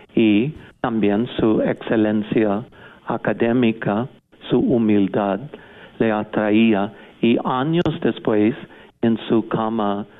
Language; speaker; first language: Spanish; non-native, fluent; English